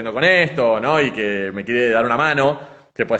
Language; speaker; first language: Spanish; native; Spanish